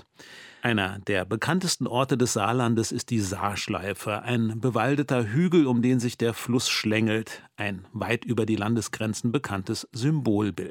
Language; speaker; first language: German; native; German